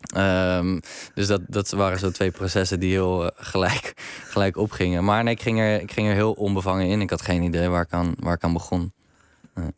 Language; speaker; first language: Dutch; native; Dutch